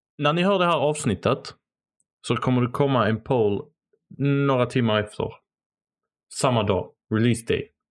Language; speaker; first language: Swedish; native; Swedish